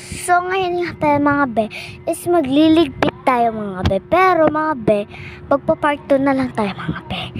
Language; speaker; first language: Filipino; non-native, local second language; Cebuano